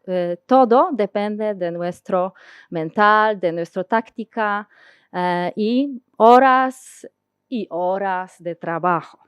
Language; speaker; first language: Spanish; non-native, learner; Polish